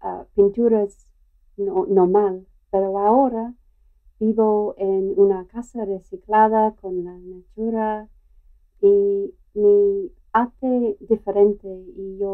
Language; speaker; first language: Spanish; non-native, learner; English